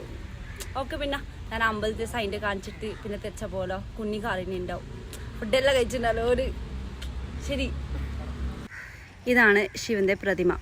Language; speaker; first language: Malayalam; non-native, local second language; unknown